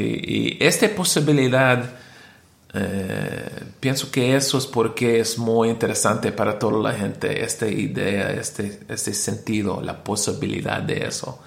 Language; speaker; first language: Spanish; non-native, learner; English